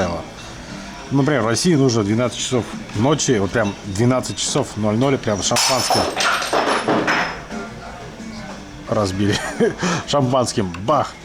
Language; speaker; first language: Russian; native; Russian